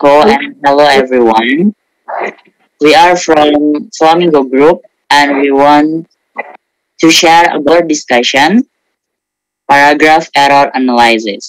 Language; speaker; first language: English; non-native, learner; Indonesian